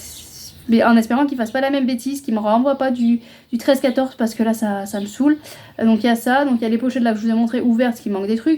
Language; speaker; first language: French; native; French